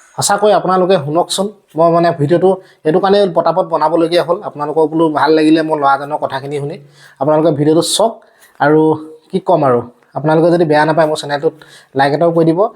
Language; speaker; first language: Assamese; native; Assamese